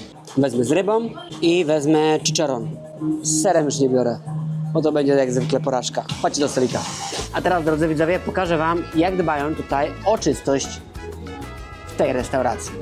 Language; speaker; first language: Polish; native; Polish